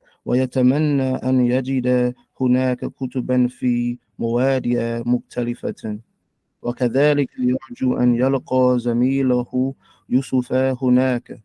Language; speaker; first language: Arabic; non-native, learner; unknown